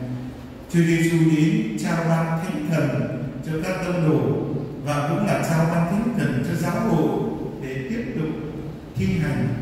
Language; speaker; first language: Vietnamese; native; Vietnamese